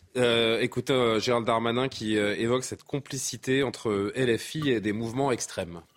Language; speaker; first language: French; native; French